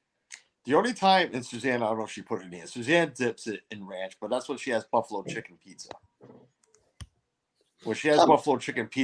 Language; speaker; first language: English; native; English